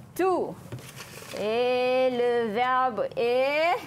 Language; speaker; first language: French; non-native, fluent; Malay